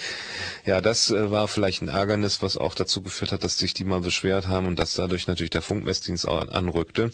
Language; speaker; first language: German; native; German